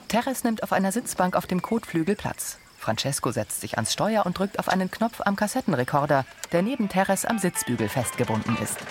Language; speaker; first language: German; native; German